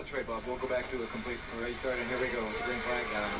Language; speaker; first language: English; native; English